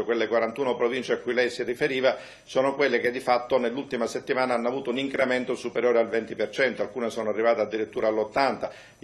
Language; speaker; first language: Italian; native; Italian